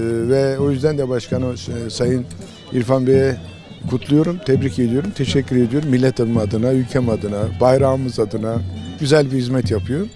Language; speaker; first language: Turkish; native; Turkish